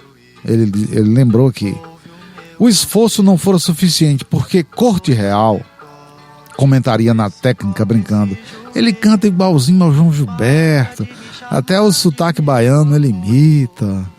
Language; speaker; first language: Portuguese; native; Portuguese